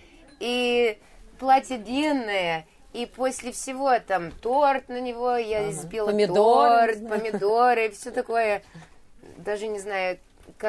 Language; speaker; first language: Russian; early bilingual, heritage; Russian